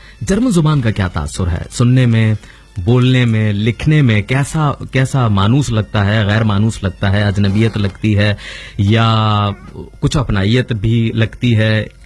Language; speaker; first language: Urdu; native; Urdu